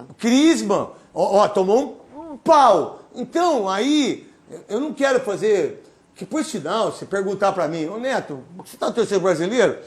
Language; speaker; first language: Portuguese; native; Portuguese